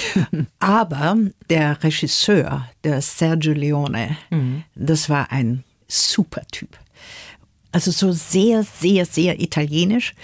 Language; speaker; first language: German; native; German